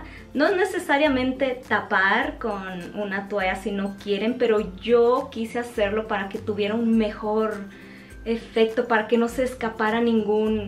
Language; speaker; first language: Spanish; native; Spanish